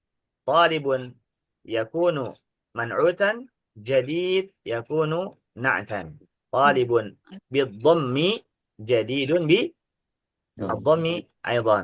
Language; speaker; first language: Arabic; non-native, fluent; Indonesian